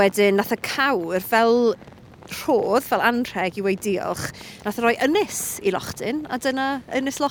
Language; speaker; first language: Welsh; native; Welsh